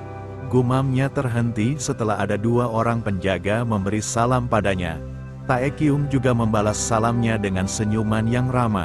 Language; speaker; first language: Indonesian; native; Indonesian